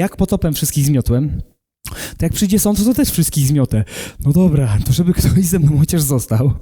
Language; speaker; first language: Polish; native; Polish